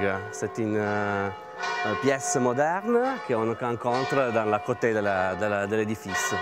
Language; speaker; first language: French; non-native, learner; Italian